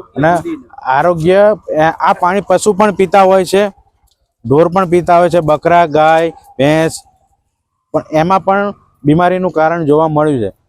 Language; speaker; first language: Gujarati; native; Gujarati